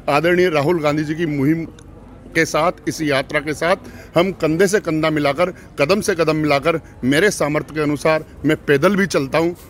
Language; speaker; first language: Hindi; native; Hindi